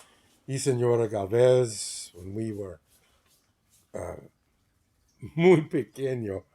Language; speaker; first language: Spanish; non-native, learner; English